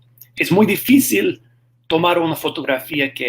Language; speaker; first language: Spanish; non-native, fluent; English